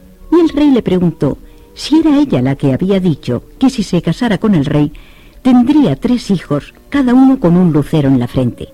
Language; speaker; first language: Spanish; native; Spanish